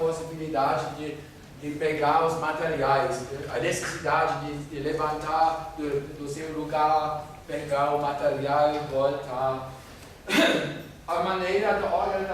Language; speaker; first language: Portuguese; non-native, fluent; German